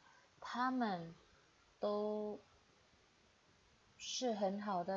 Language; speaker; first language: Chinese; non-native, fluent; Indonesian